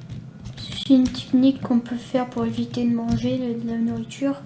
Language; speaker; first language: French; native; French